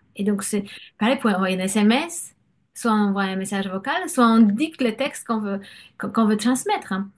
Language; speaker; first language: French; non-native, fluent; Polish